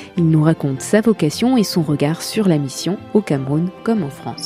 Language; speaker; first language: French; native; French